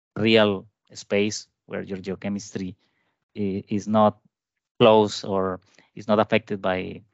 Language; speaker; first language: English; non-native, fluent; Spanish